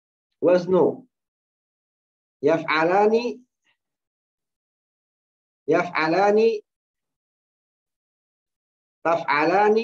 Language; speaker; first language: Arabic; non-native, fluent; Indonesian